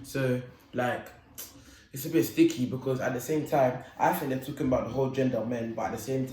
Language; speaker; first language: English; native; English